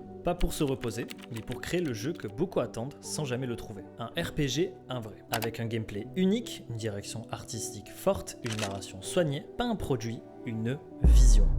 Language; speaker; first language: French; native; French